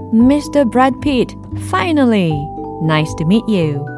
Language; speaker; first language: English; non-native, fluent; Korean